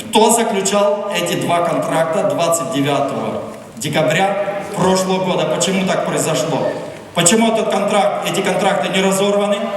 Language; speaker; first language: Russian; non-native, local second language; Ukrainian